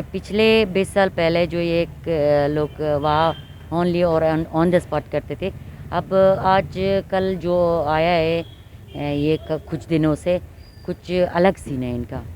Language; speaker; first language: Hindi; non-native, fluent; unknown